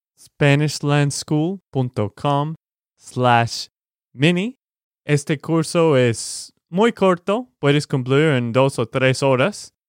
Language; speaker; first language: Spanish; non-native, fluent; English